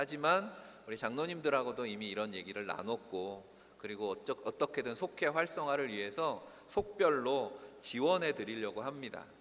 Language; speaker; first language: Korean; native; Korean